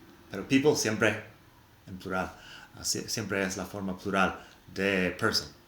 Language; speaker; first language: Spanish; non-native, fluent; English